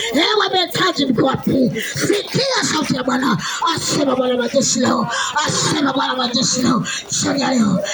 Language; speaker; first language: Swahili; native; Swahili